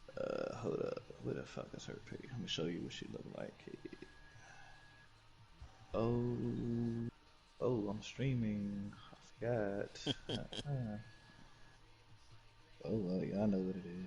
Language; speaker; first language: English; native; English